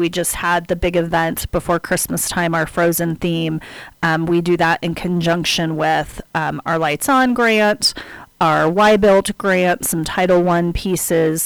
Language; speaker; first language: English; native; English